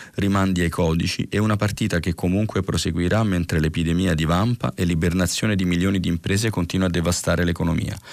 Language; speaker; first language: Italian; native; Italian